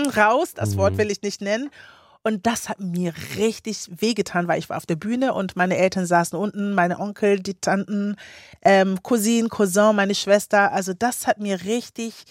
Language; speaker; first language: German; native; German